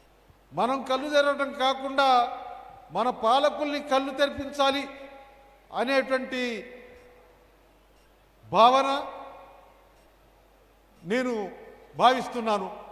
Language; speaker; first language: Telugu; native; Telugu